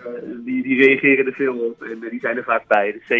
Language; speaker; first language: Dutch; native; Dutch